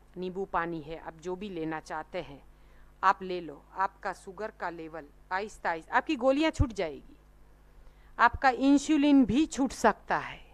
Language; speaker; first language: Hindi; non-native, local second language; Gujarati